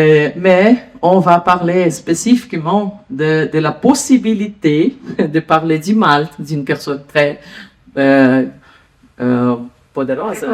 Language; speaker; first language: French; non-native, learner; Portuguese